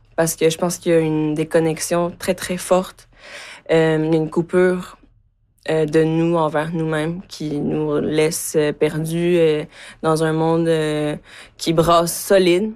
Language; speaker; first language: French; early bilingual, other home language; Spanish